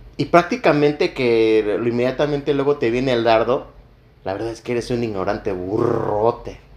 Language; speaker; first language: Spanish; native; Spanish